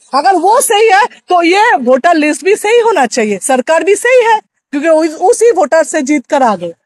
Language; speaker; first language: Hindi; non-native, local second language; Bangla